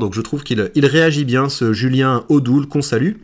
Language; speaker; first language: French; native; French